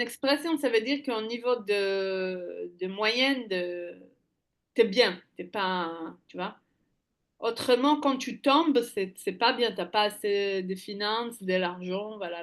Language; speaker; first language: French; non-native, fluent; Hebrew